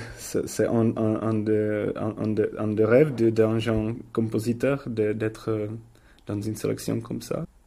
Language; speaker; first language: French; non-native, learner; Czech